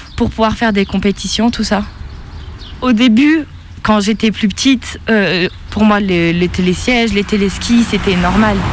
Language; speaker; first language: French; native; French